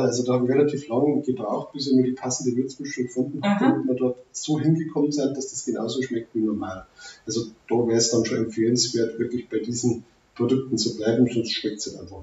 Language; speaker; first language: German; native; German